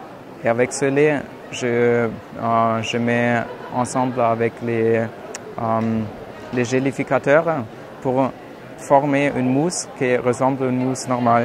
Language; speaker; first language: French; non-native, fluent; German